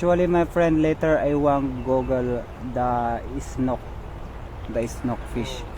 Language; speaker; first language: English; non-native, local second language; Filipino